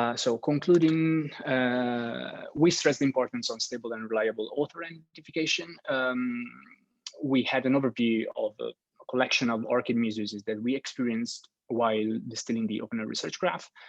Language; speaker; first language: English; non-native, fluent; Italian